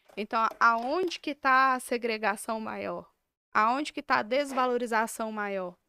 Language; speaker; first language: Portuguese; native; Portuguese